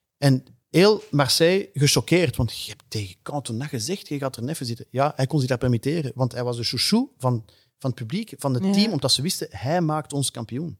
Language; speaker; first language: Dutch; non-native, local second language; French